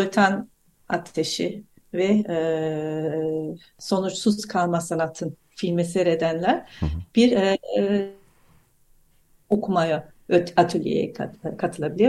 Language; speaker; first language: Turkish; non-native, fluent; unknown